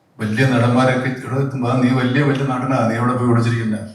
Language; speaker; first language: Malayalam; native; Malayalam